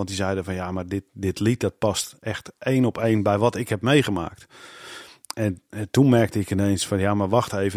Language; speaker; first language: Dutch; native; Dutch